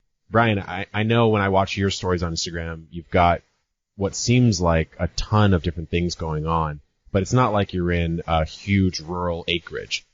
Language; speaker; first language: English; native; English